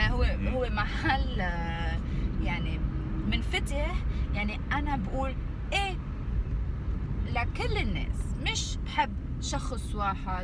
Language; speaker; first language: Arabic; native; Arabic